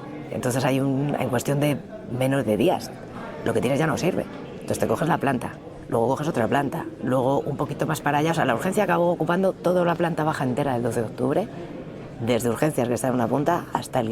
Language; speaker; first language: Spanish; native; Spanish